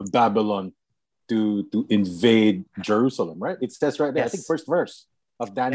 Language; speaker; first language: English; non-native, local second language; Cebuano